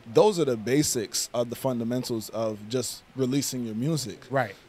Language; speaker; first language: English; native; English